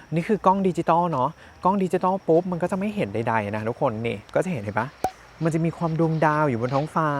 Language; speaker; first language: Thai; native; Thai